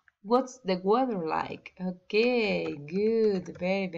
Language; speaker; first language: English; non-native, learner; Spanish